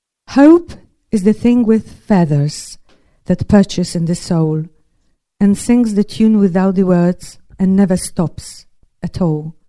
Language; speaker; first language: English; non-native, fluent; Polish